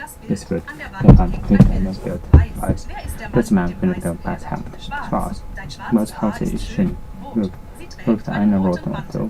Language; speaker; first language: German; non-native, learner; Japanese